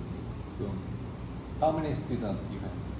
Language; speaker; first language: English; non-native, learner; Korean